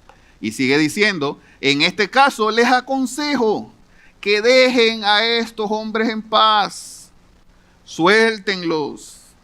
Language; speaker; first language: Spanish; native; Spanish